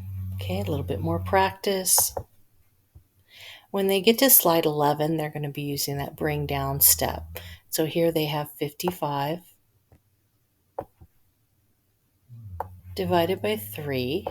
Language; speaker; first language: English; native; English